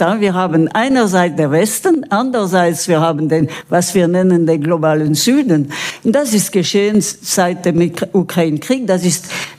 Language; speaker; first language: German; non-native, local second language; French